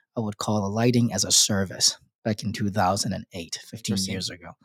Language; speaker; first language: English; non-native, local second language; Cantonese